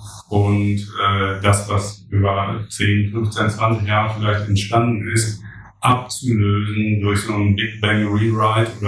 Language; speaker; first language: German; native; German